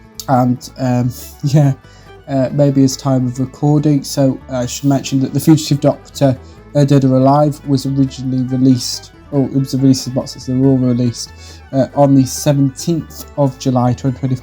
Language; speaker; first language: English; native; English